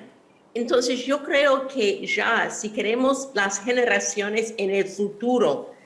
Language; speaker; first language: Spanish; non-native, fluent; English